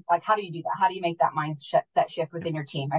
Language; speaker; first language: English; native; English